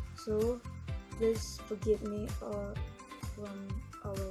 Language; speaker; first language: English; non-native, learner; Indonesian